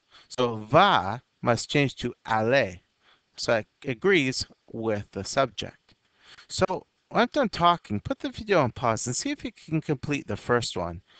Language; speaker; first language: English; native; English